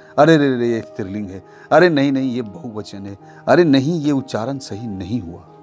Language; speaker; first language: Hindi; native; Hindi